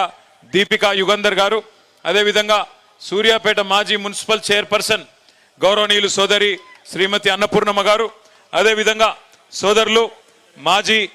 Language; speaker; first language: Telugu; native; Telugu